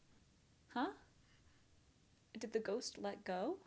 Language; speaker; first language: English; native; English